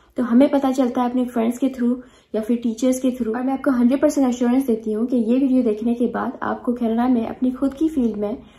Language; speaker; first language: Hindi; native; Hindi